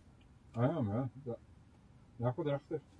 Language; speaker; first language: Dutch; native; Dutch